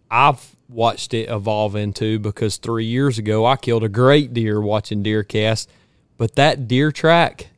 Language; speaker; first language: English; native; English